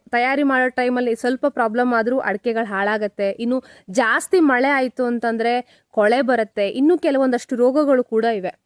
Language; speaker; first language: Kannada; native; Kannada